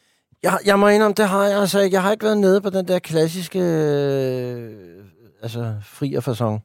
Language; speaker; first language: Danish; native; Danish